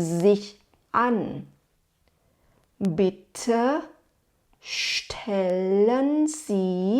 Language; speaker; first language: German; non-native, fluent; Thai